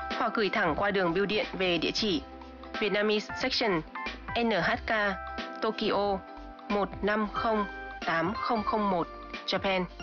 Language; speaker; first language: Vietnamese; native; Vietnamese